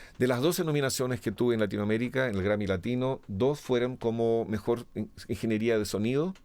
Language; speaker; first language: Spanish; early bilingual, other home language; Portuguese